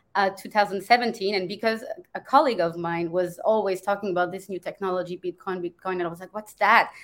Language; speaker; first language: English; non-native, fluent; French